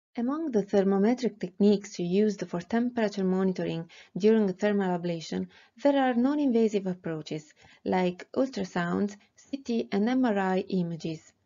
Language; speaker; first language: English; non-native, fluent; Italian